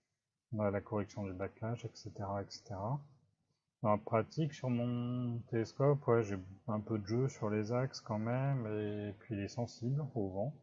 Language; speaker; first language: French; native; French